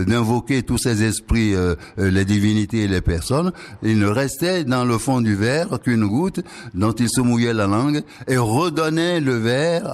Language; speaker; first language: French; non-native, local second language; Ewe